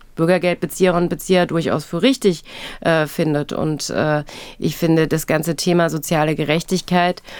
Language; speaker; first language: German; native; German